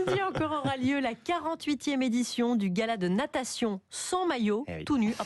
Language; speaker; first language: French; native; French